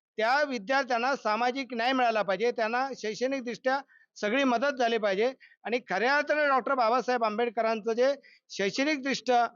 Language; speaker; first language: Marathi; native; Marathi